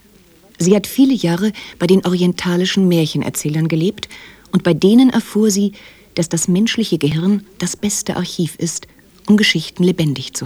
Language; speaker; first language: German; native; German